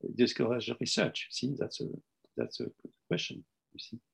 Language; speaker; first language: English; non-native, fluent; French